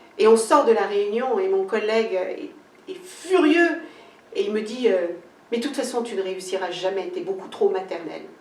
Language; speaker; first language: French; early bilingual, other home language; Kabuverdianu